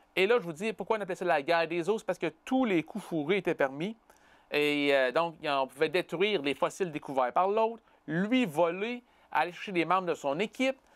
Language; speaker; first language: French; native; French